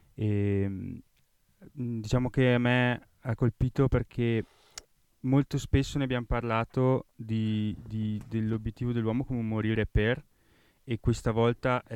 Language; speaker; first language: Italian; native; Italian